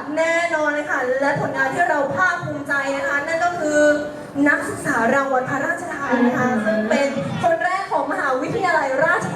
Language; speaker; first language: Thai; native; Thai